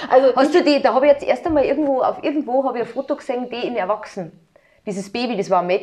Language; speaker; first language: German; native; German